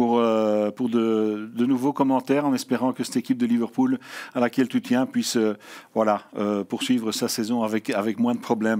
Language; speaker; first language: French; native; French